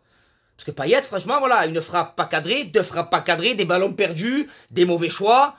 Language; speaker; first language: French; native; French